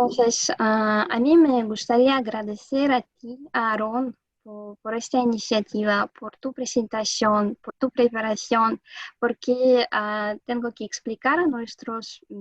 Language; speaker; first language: Spanish; non-native, fluent; Russian